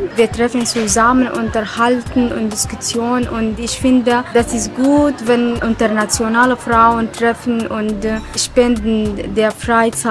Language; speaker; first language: German; non-native, learner; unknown